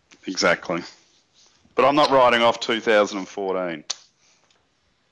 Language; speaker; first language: English; native; English